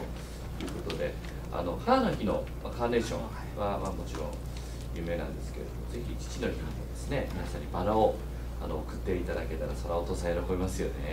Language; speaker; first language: Japanese; native; Japanese